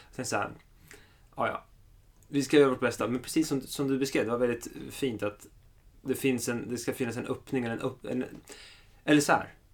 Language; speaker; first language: Swedish; early bilingual, other home language; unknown